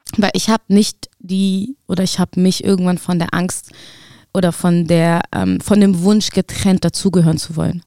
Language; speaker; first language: German; early bilingual, other home language; Arabic